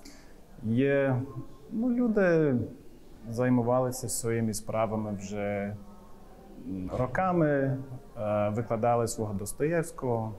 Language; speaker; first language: Ukrainian; non-native, fluent; English